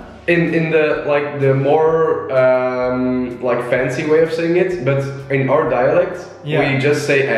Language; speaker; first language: English; non-native, fluent; Dutch